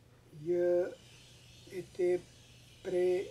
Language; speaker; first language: French; non-native, learner; Spanish